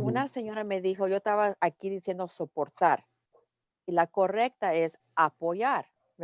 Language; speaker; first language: Spanish; early bilingual, heritage; English